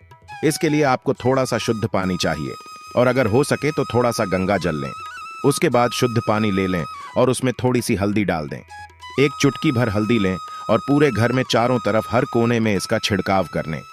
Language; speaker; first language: Hindi; native; Hindi